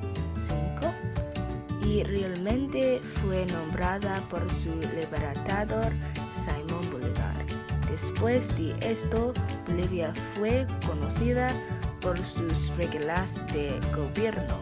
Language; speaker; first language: Spanish; non-native, learner; English